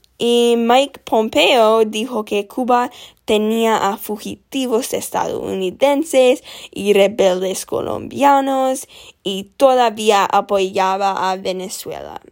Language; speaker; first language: Spanish; non-native, learner; English